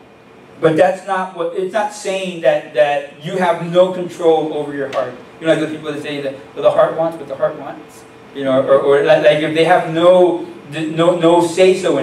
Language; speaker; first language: English; native; English